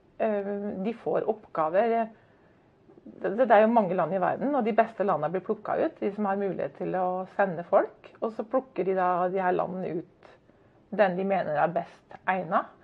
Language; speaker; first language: Norwegian; native; Norwegian